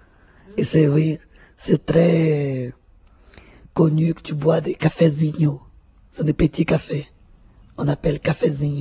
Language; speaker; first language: French; non-native, fluent; Portuguese